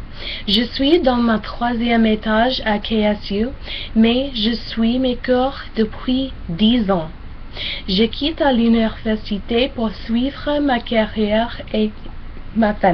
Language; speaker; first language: French; non-native, learner; English